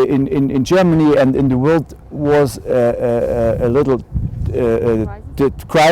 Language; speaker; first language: English; non-native, learner; German